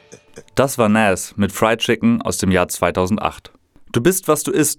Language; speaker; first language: German; native; German